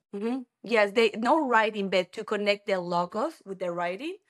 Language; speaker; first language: English; non-native, learner; Spanish